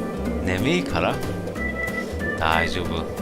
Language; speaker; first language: Japanese; non-native, learner; German